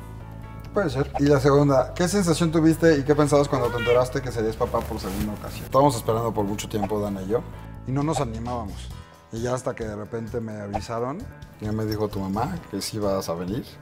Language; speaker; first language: Spanish; native; Spanish